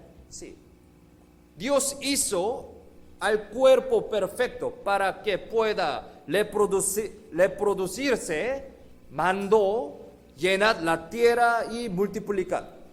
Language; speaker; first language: Spanish; non-native, fluent; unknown